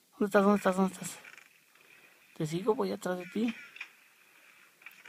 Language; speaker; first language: Spanish; native; Spanish